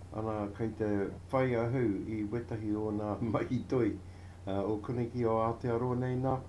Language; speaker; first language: Māori; non-native, local second language; English